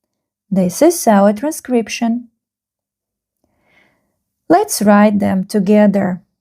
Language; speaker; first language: English; non-native, fluent; Russian